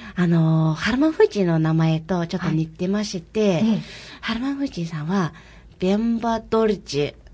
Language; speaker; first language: Japanese; non-native, fluent; Mongolian